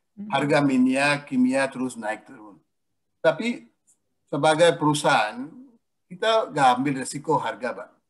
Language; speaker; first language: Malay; non-native, fluent; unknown